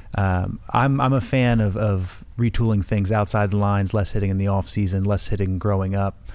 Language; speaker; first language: English; native; English